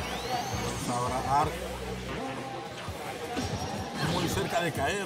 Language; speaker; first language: Spanish; native; Spanish